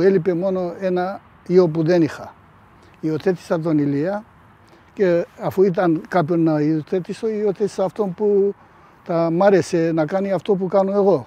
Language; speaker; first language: Greek; non-native, fluent; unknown